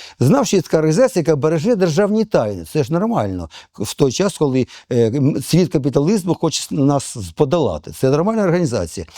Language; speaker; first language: Ukrainian; non-native, local second language; Russian